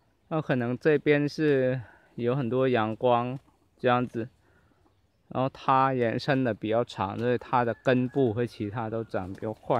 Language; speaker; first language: Chinese; early bilingual, heritage; Chinese